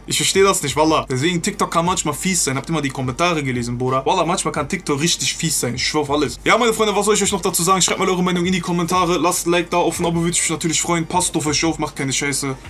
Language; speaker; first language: German; early bilingual, other home language; Turkish